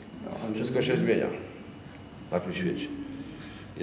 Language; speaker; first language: Polish; native; Polish